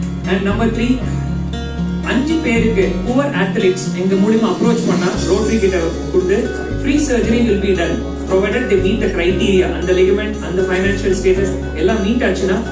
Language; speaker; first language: English; non-native, local second language; Tamil